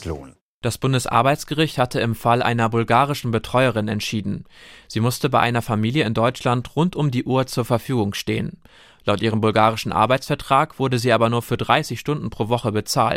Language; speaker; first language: German; native; German